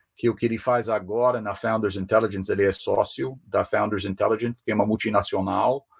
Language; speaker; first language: Portuguese; non-native, fluent; English